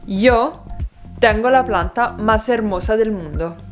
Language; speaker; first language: Spanish; non-native, fluent; Italian